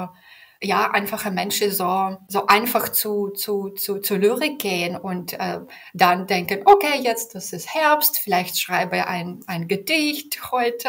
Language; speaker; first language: German; non-native, fluent; Belarusian